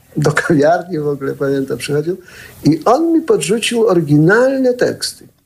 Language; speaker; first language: Polish; early bilingual, heritage; Polish